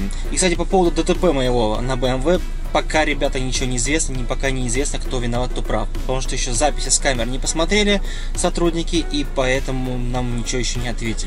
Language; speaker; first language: Russian; native; Russian